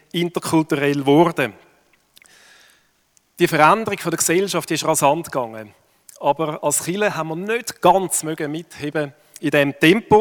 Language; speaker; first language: German; native; German